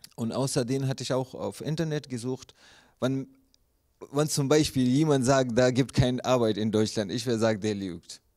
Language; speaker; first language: German; non-native, learner; Urdu